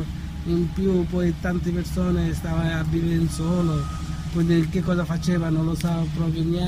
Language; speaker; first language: Italian; non-native, learner; Bangla